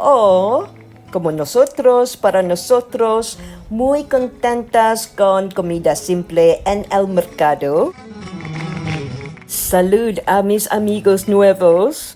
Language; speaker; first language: Spanish; non-native, learner; Malay